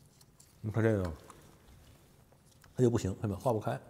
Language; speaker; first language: Chinese; native; Chinese